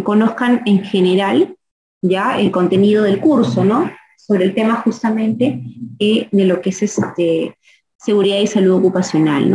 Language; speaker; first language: Spanish; native; Spanish